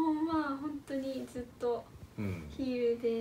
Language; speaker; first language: Japanese; early bilingual, other home language; Portuguese